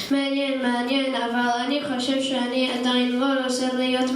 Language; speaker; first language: Hebrew; non-native, learner; English